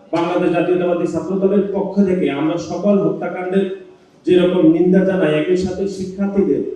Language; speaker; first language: Bangla; native; Bangla